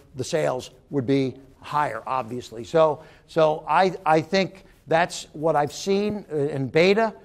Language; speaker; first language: English; native; English